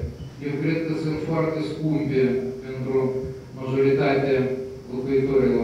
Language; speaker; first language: Romanian; non-native, local second language; Russian